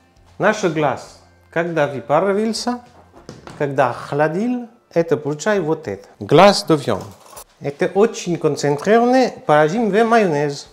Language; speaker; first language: Russian; non-native, learner; French